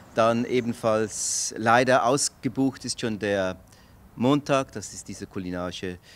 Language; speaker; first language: German; native; German